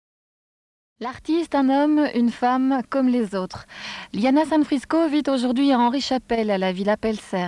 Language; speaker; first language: French; native; French